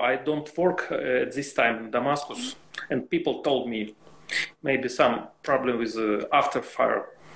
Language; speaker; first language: English; non-native, learner; Russian